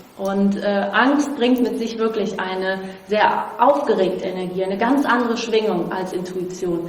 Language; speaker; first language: German; non-native, fluent; Portuguese